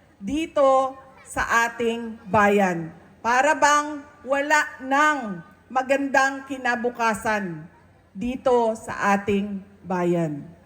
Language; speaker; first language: Filipino; non-native, local second language; Cebuano